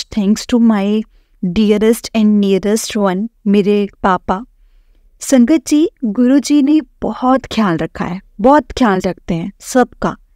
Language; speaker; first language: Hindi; non-native, local second language; Marathi